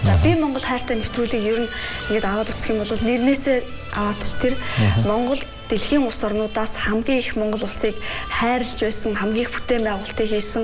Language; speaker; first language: Mongolian; native; Mongolian